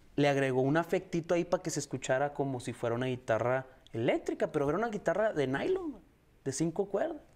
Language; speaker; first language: Spanish; native; Spanish